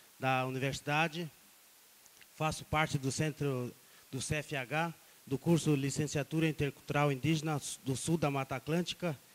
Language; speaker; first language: Portuguese; non-native, local second language; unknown